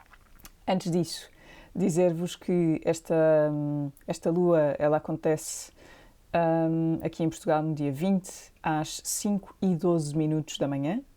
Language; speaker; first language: Portuguese; native; Portuguese